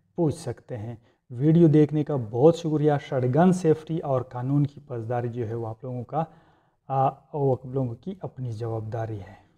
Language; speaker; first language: Urdu; non-native, local second language; Punjabi